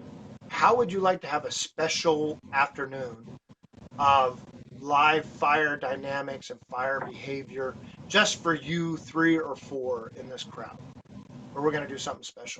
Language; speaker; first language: English; native; English